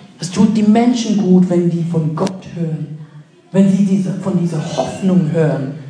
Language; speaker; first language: German; non-native, fluent; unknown